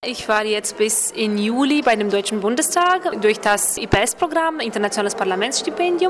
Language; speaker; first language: German; non-native, fluent; Romanian